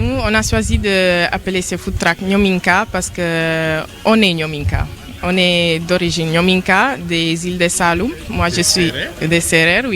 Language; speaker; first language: French; non-native, local second language; Serer